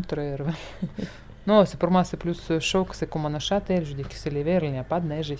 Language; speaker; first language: French; non-native, fluent; Russian